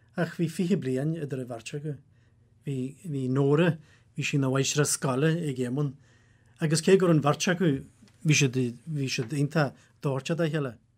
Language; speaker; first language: Irish; native; Irish